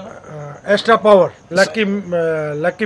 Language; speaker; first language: English; non-native, learner; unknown